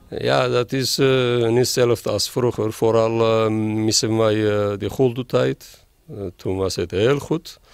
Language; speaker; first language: Dutch; non-native, learner; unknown